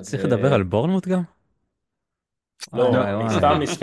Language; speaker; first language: Hebrew; native; Hebrew